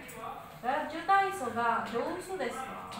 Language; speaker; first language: Japanese; non-native, learner; Filipino